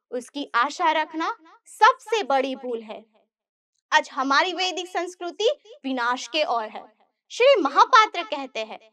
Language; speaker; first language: Hindi; non-native, local second language; Gujarati